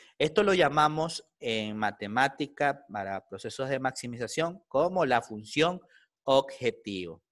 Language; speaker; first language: Spanish; native; Spanish